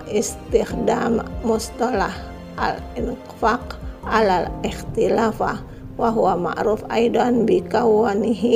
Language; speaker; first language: Arabic; non-native, learner; Indonesian